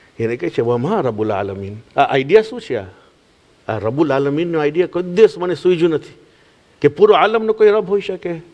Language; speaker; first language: Gujarati; early bilingual, heritage; Gujarati